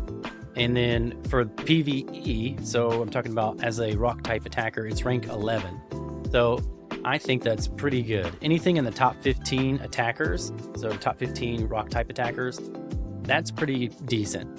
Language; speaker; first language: English; native; English